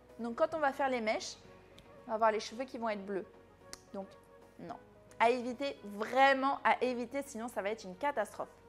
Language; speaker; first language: French; early bilingual, other home language; Arabic